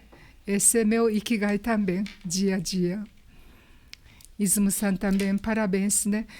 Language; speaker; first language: Portuguese; non-native, learner; Japanese